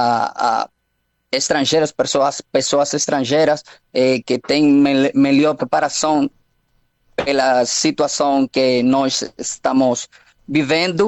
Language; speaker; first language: Portuguese; non-native, fluent; Spanish